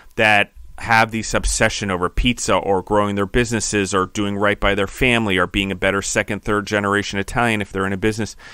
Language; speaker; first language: English; native; English